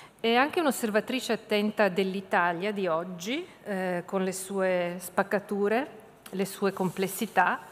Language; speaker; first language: Italian; native; Italian